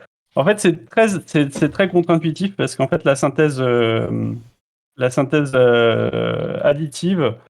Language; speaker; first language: French; native; French